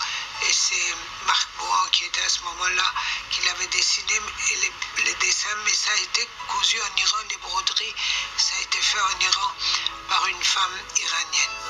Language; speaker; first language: French; non-native, fluent; Persian